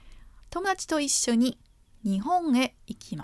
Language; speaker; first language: Japanese; non-native, fluent; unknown